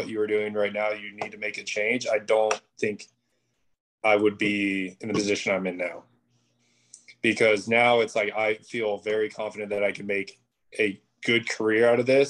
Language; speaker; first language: English; native; English